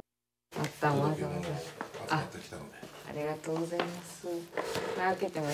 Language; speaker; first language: Japanese; native; Japanese